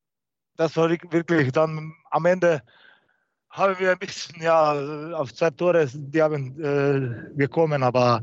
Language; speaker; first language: German; non-native, learner; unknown